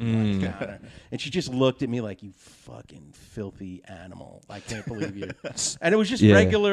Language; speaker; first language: English; native; English